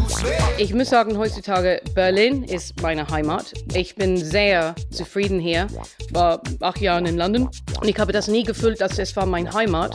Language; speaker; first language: German; non-native, fluent; English